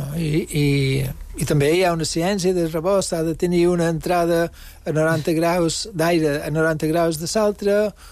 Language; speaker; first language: Catalan; non-native, local second language; English